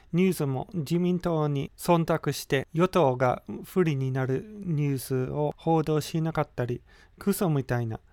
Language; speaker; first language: Japanese; non-native, fluent; English